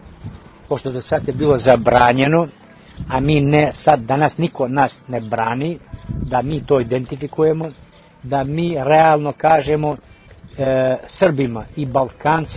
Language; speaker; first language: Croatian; early bilingual, heritage; Serbian